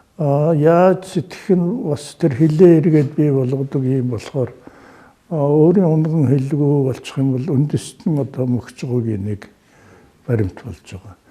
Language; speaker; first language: Mongolian; native; Mongolian